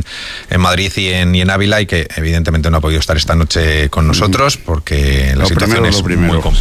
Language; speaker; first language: Spanish; native; Spanish